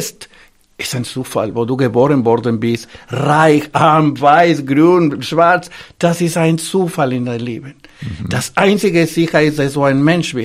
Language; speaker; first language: German; non-native, fluent; Spanish